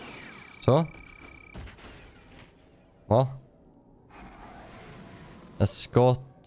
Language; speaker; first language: Swedish; native; Swedish